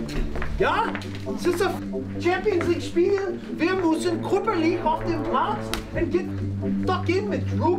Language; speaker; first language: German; non-native, learner; English